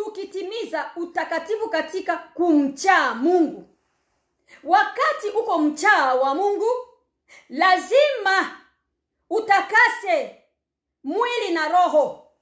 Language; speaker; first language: Swahili; native; Swahili